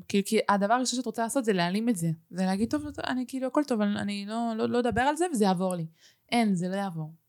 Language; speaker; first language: Hebrew; early bilingual, other home language; Spanish